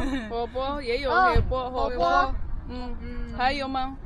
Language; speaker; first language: Chinese; non-native, learner; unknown